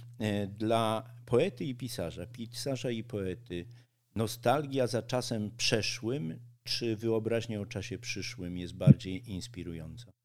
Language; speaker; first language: Polish; native; Polish